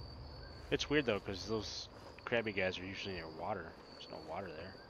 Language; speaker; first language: English; native; English